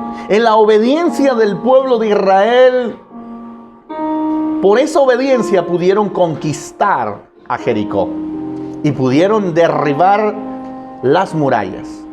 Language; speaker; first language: Spanish; native; Spanish